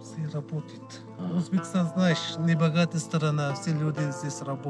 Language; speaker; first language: Russian; non-native, learner; Uzbek